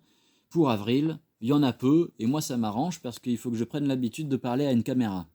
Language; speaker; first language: French; native; French